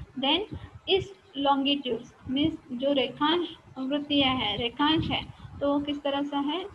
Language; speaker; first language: Hindi; non-native, local second language; Marathi